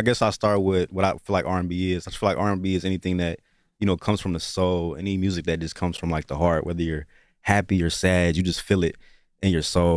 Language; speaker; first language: English; native; English